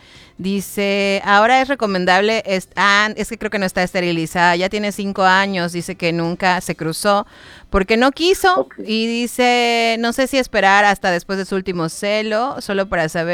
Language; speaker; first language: Spanish; native; Spanish